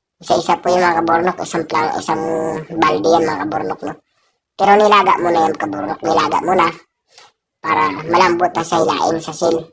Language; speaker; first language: Filipino; non-native, local second language; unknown